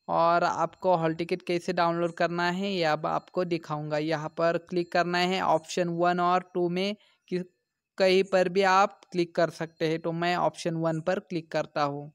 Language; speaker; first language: Hindi; non-native, local second language; Marathi